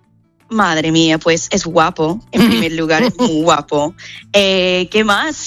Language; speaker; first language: Spanish; non-native, fluent; English